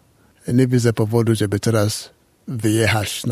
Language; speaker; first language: Polish; non-native, fluent; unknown